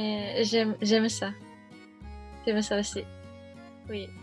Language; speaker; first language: French; non-native, learner; Japanese